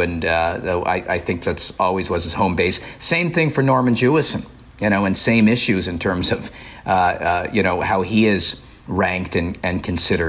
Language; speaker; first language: English; native; English